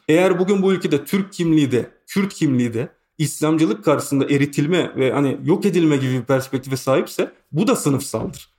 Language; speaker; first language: Turkish; native; Turkish